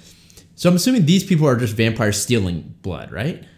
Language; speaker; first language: English; native; English